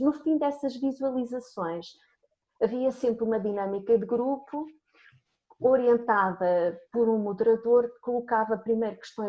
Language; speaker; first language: Portuguese; native; Portuguese